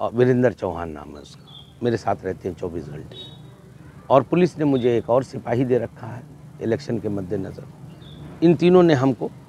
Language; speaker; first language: Hindi; native; Hindi